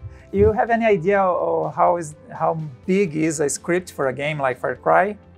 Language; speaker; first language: English; non-native, fluent; Portuguese